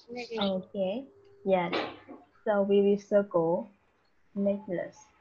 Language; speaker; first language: English; non-native, fluent; Vietnamese